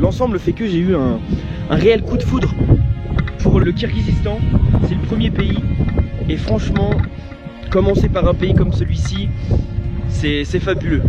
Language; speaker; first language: French; native; French